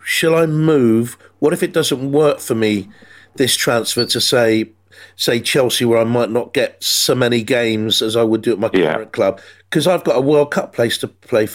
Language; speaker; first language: English; native; English